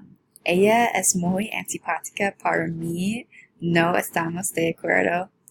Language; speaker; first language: Spanish; non-native, learner; English